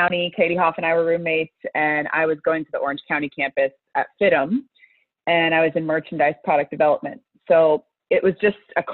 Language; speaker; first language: English; native; English